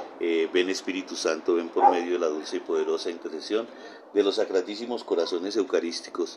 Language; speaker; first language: Spanish; native; Spanish